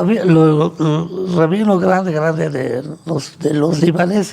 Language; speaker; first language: Spanish; non-native, fluent; Arabic